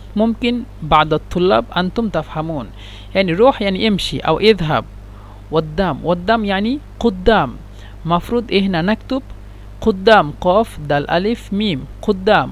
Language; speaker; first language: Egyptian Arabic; non-native, learner; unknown